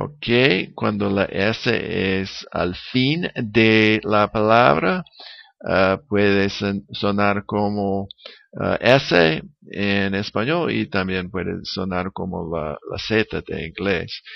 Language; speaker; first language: Spanish; non-native, learner; English